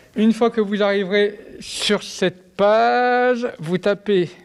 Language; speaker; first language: French; native; French